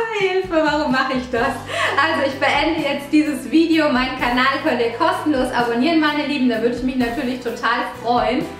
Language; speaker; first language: German; early bilingual, other home language; Italian